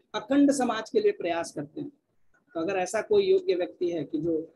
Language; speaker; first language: Hindi; native; Hindi